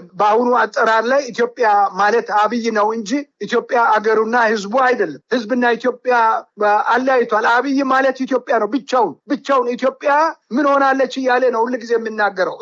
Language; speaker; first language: Amharic; native; Amharic